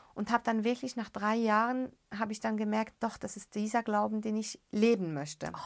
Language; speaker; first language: German; early bilingual, other home language; Arabic